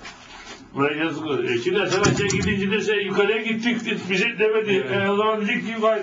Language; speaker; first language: Turkish; native; Turkish